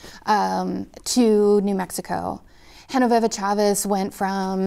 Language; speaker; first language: English; native; English